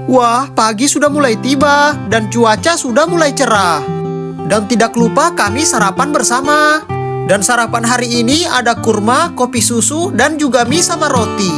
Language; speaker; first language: Indonesian; native; Indonesian